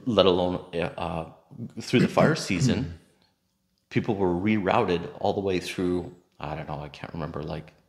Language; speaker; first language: English; native; English